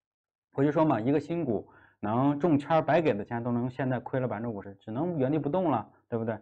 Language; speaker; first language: Chinese; native; Chinese